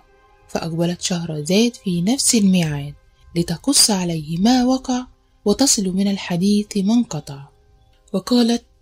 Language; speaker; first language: Arabic; native; Arabic